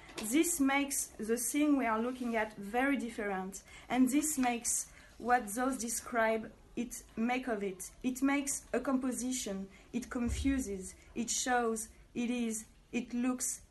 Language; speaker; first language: English; non-native, fluent; French